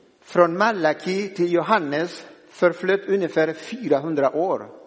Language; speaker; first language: Swedish; non-native, fluent; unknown